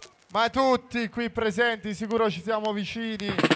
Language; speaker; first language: Italian; native; Italian